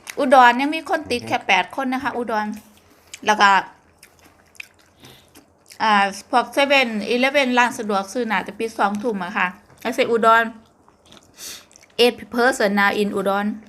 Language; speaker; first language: Thai; non-native, local second language; Northeastern Thai